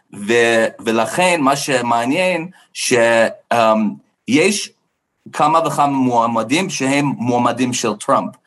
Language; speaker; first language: Hebrew; non-native, fluent; English